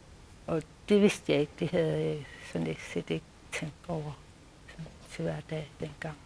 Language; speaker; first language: Danish; non-native, local second language; Kalaallisut